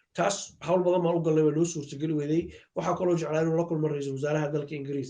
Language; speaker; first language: Somali; native; Somali